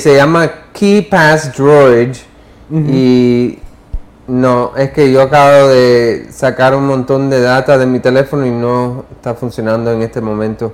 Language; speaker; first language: Spanish; early bilingual, heritage; English